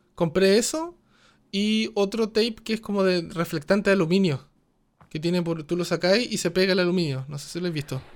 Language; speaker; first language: Spanish; native; Spanish